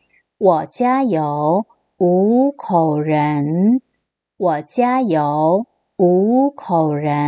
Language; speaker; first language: Chinese; non-native, fluent; Korean